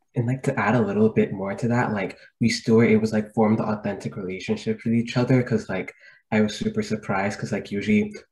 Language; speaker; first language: English; native; English